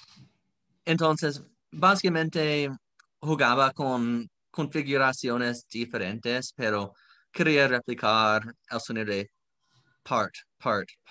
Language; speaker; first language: Spanish; non-native, fluent; English